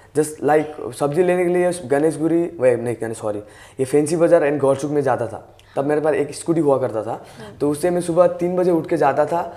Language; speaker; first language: Hindi; native; Hindi